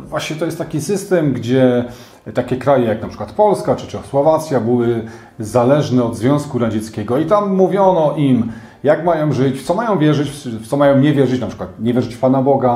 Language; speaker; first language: Polish; native; Polish